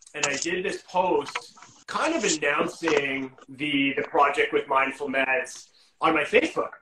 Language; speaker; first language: English; native; English